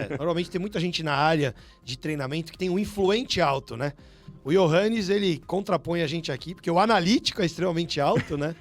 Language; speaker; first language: Portuguese; native; Portuguese